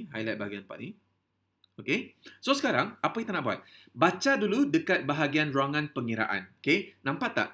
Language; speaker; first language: Malay; non-native, local second language; Chinese